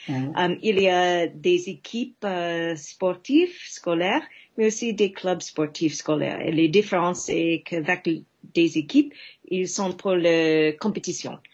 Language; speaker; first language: French; non-native, fluent; English